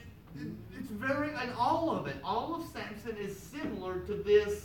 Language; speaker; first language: English; native; English